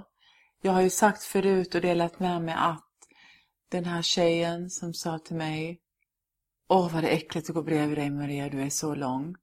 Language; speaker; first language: Swedish; early bilingual, other home language; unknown